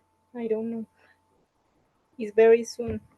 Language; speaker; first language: English; non-native, learner; Spanish